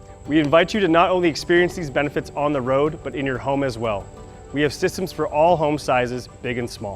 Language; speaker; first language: English; native; English